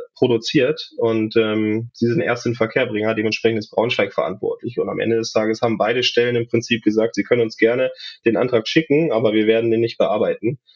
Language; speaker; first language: German; native; German